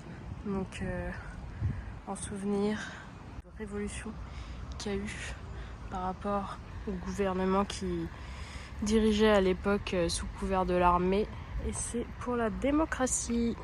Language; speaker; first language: French; native; French